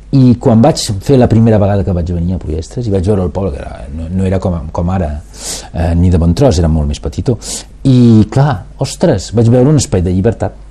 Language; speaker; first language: Catalan; non-native, local second language; Spanish